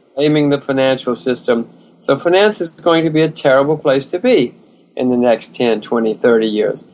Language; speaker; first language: English; native; English